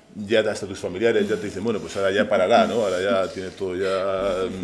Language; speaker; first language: Spanish; native; Spanish